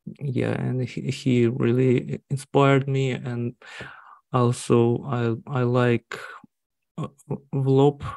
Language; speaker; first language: English; non-native, learner; Russian